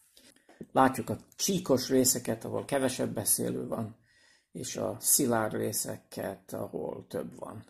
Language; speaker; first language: Hungarian; non-native, fluent; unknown